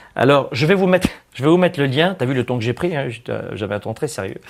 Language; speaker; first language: French; native; French